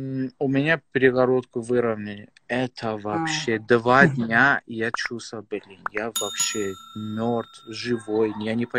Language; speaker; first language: Russian; non-native, fluent; Persian